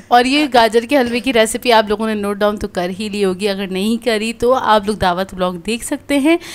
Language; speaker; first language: Hindi; native; Hindi